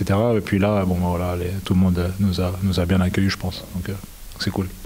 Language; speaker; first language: French; native; French